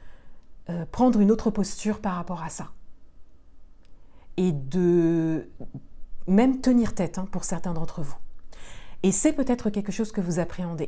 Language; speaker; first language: French; native; French